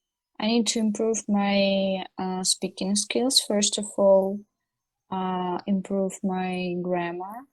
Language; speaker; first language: English; non-native, learner; Russian